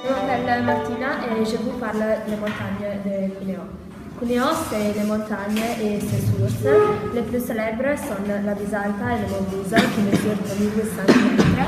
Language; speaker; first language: French; non-native, learner; Italian